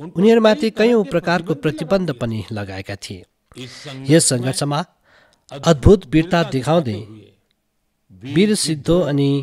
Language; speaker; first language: Nepali; native; Nepali